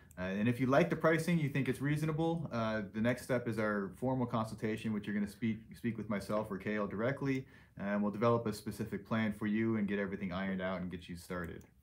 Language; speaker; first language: English; native; English